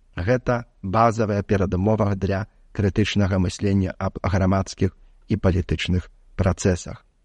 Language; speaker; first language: Belarusian; native; Belarusian